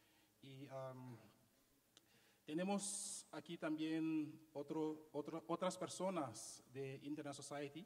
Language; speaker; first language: Spanish; non-native, fluent; Papiamento